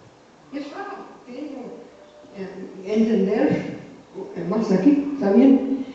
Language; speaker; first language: Spanish; non-native, fluent; English